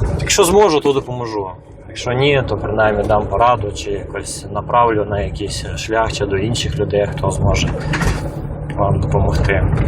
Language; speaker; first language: Ukrainian; native; Ukrainian